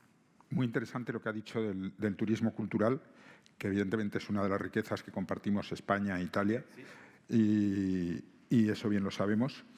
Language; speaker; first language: Spanish; native; Spanish